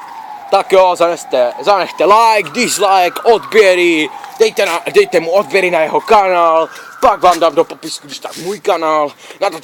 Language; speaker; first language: Czech; native; Czech